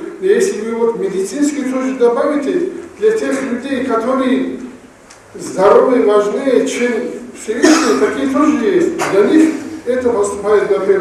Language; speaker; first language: Russian; non-native, local second language; Avaric